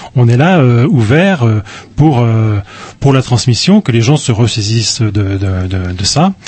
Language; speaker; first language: French; native; French